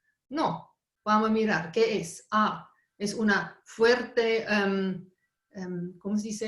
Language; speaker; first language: Spanish; non-native, fluent; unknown